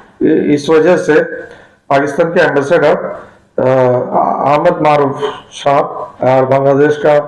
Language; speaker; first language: Hindi; non-native, fluent; Bangla